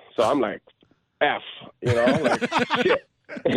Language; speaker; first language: English; non-native, fluent; Swedish